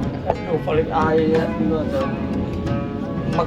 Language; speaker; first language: English; non-native, learner; Vietnamese